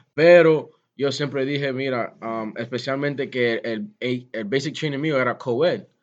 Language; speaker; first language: Spanish; early bilingual, heritage; Spanish